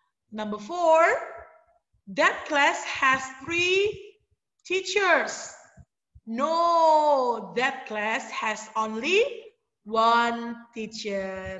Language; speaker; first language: English; non-native, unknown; Indonesian